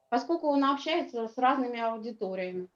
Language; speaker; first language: Russian; native; Russian